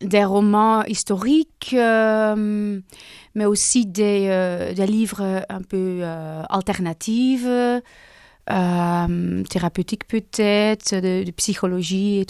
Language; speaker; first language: French; non-native, local second language; Dutch